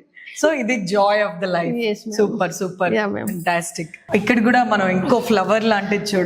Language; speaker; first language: Telugu; native; Telugu